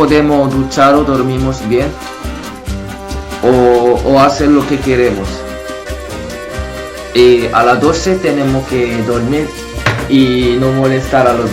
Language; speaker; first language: Spanish; non-native, fluent; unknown